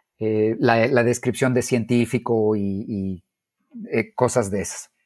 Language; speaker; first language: Spanish; native; Spanish